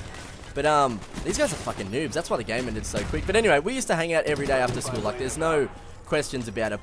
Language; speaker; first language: English; native; English